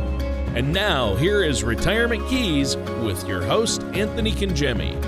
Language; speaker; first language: English; native; English